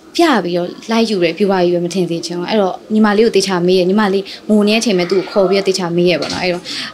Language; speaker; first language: Burmese; native; Burmese